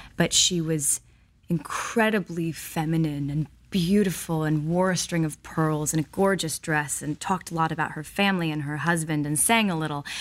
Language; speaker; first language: English; native; English